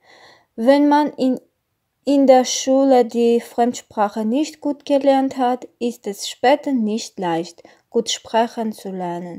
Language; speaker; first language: German; non-native, learner; Armenian